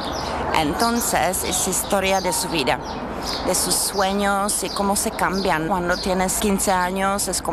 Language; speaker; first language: Spanish; non-native, learner; Czech